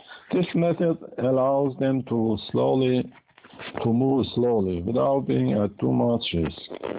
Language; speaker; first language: English; non-native, fluent; Persian